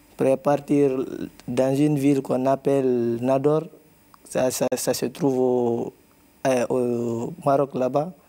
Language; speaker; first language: Spanish; non-native, learner; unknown